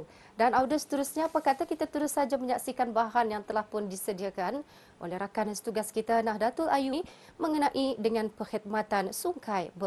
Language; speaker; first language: Malay; native; Malay